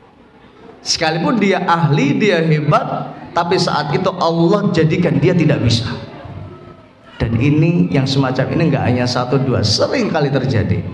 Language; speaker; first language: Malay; non-native, local second language; Javanese